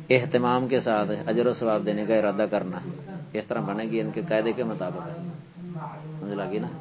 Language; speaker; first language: Urdu; non-native, local second language; Punjabi